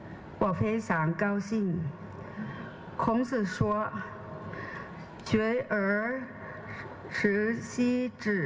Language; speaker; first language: Chinese; non-native, fluent; Thai